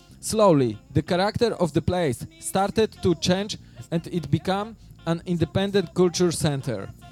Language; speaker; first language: English; non-native, fluent; Polish